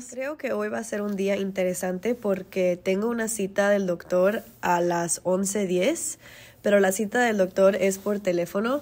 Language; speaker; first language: Spanish; early bilingual, heritage; Spanish